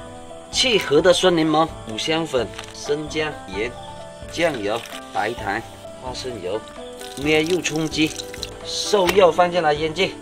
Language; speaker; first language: Chinese; native; Chinese